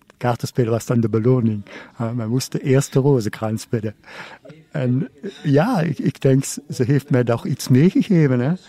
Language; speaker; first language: Dutch; non-native, local second language; German